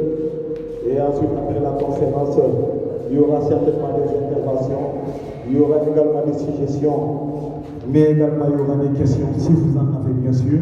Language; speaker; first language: French; non-native, local second language; Wolof